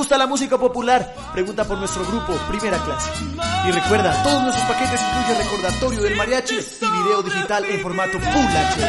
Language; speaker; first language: Spanish; native; Spanish